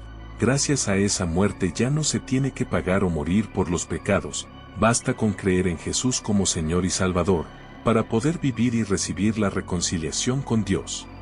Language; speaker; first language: Spanish; native; Spanish